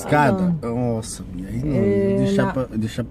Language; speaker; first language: Portuguese; native; Portuguese